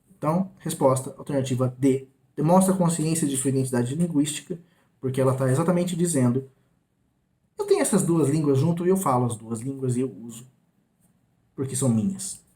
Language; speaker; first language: Portuguese; native; Portuguese